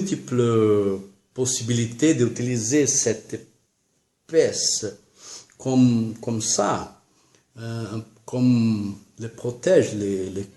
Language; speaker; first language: French; non-native, learner; Portuguese